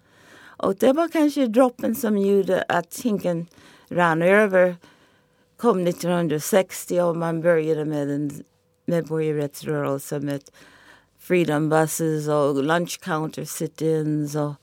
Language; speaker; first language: Swedish; non-native, fluent; English